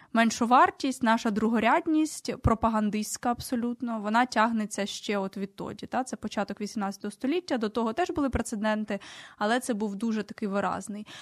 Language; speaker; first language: Ukrainian; native; Ukrainian